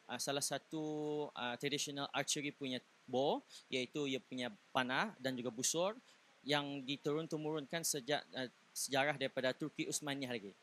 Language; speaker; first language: Malay; native; Malay